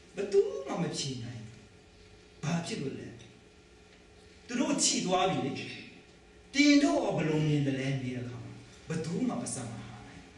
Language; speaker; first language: Burmese; non-native, local second language; Hakha Chin